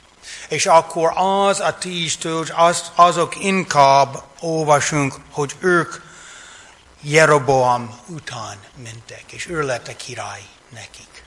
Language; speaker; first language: Hungarian; non-native, fluent; English